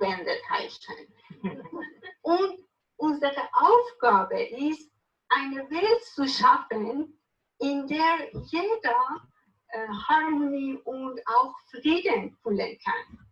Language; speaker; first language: German; non-native, learner; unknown